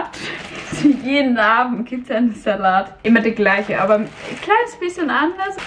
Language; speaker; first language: German; non-native, fluent; Cantonese